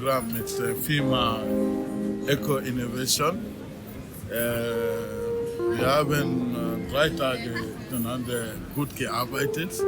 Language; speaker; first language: German; non-native, fluent; French